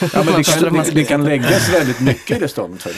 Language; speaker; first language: Swedish; native; Swedish